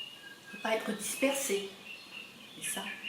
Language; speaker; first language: French; native; French